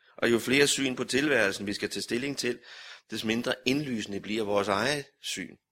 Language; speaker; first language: Danish; native; Danish